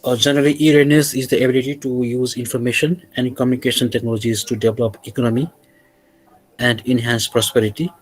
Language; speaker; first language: English; non-native, local second language; Nepali